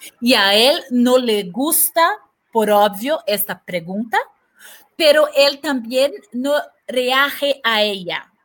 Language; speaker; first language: Spanish; non-native, fluent; Portuguese